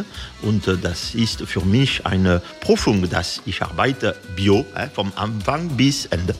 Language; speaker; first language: German; non-native, learner; French